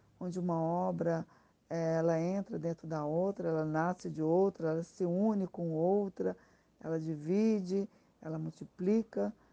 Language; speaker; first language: Portuguese; native; Portuguese